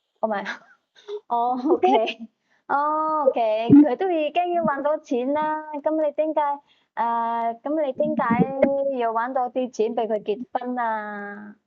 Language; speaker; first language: Cantonese; native; Cantonese